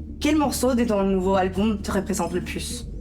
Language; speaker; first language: French; native; French